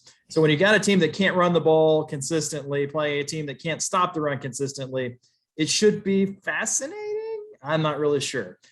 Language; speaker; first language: English; native; English